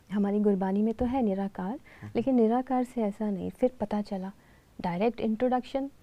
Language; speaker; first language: Hindi; native; Hindi